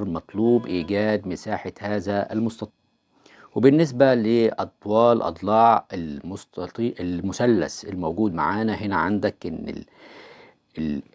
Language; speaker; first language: Arabic; native; Arabic